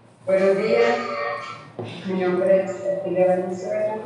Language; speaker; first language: Spanish; non-native, local second language; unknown